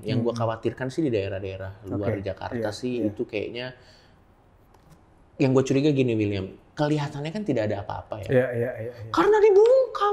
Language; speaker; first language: Indonesian; native; Indonesian